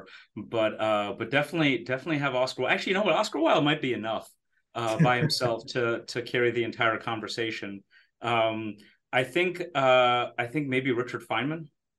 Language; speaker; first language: English; native; English